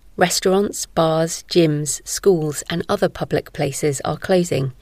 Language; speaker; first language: English; native; English